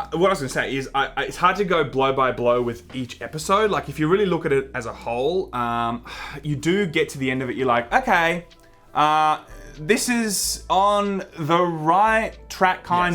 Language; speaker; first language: English; native; English